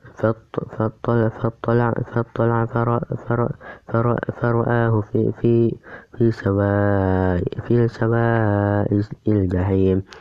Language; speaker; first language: Arabic; non-native, learner; Indonesian